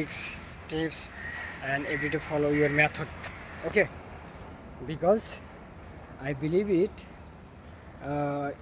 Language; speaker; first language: English; non-native, learner; Bangla